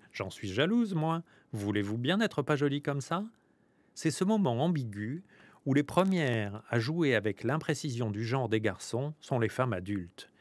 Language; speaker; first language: French; native; French